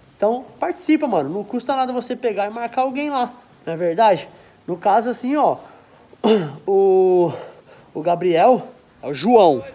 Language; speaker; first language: Portuguese; native; Portuguese